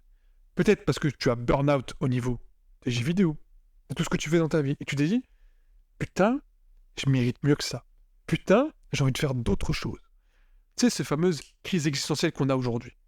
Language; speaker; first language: French; native; French